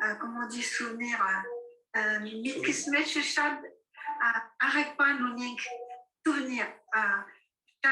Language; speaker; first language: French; non-native, learner; Armenian